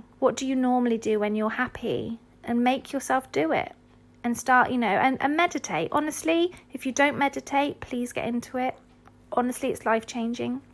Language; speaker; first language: English; native; English